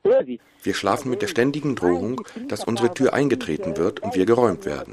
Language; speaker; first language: German; native; German